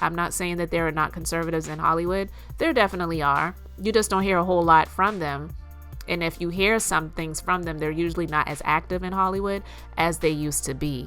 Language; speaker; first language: English; native; English